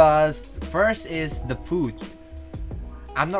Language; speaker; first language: English; non-native, learner; Indonesian